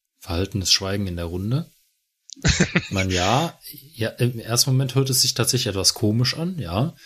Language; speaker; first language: German; native; German